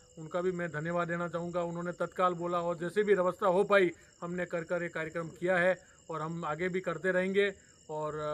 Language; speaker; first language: Hindi; native; Hindi